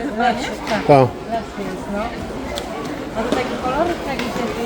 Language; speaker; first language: Polish; native; Polish